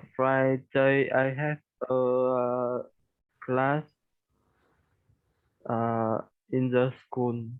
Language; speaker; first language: English; non-native, learner; Vietnamese